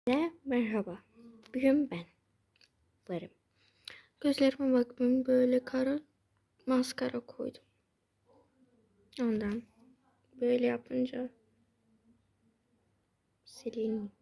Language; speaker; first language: Turkish; early bilingual, heritage; Turkish